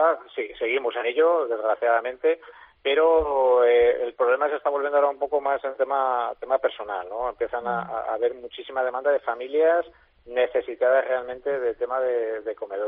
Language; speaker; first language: Spanish; native; Spanish